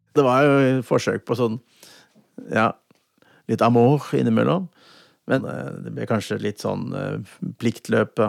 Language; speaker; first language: Norwegian; native; Norwegian